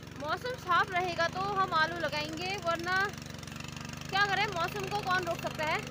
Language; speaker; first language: Hindi; native; Hindi